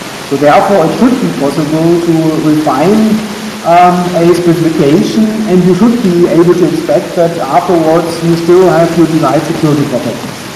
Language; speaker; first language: English; non-native, fluent; German